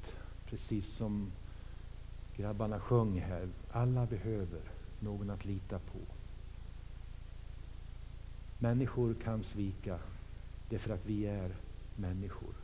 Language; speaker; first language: Swedish; native; Swedish